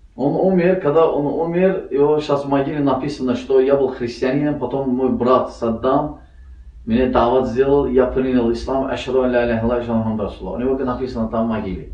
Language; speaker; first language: Russian; non-native, learner; Azerbaijani